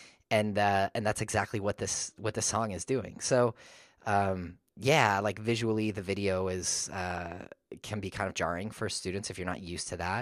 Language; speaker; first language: English; native; English